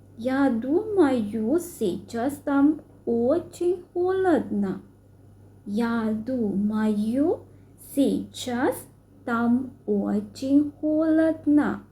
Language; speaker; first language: Russian; non-native, fluent; Sinhala